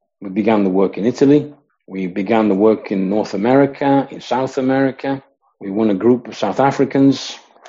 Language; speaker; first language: English; native; English